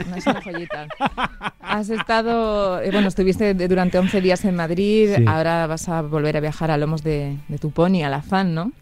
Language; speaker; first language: Spanish; native; Spanish